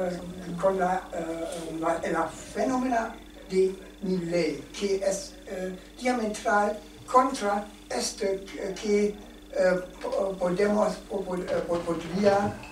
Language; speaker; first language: Spanish; non-native, learner; German